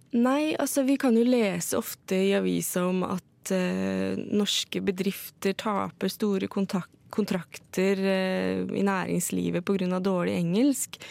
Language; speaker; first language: Norwegian; native; Norwegian